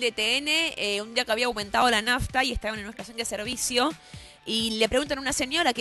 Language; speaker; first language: Spanish; native; Spanish